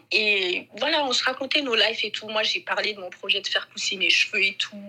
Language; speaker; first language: French; non-native, local second language; Bambara